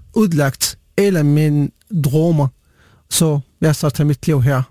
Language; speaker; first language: Danish; non-native, learner; Arabic